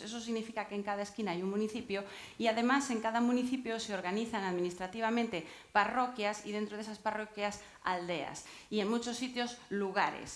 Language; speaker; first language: Spanish; native; Spanish